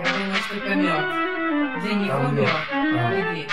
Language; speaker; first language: Russian; native; Russian